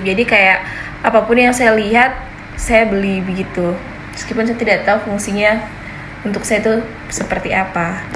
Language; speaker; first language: Indonesian; native; Indonesian